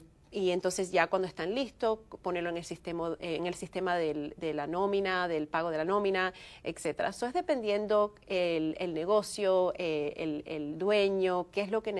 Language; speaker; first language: Spanish; early bilingual, heritage; Spanish